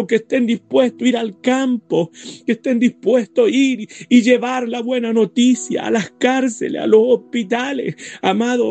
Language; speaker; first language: Spanish; native; Spanish